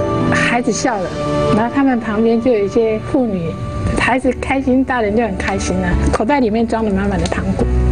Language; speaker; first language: Chinese; native; Chinese